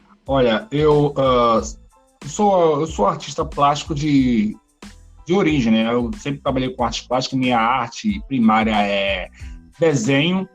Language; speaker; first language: Portuguese; native; Portuguese